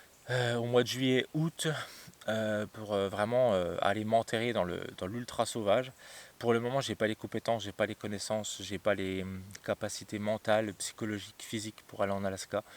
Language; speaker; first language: French; native; French